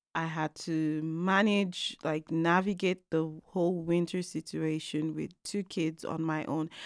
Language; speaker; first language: English; non-native, local second language; Igbo